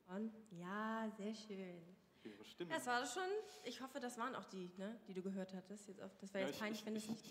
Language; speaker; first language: German; native; German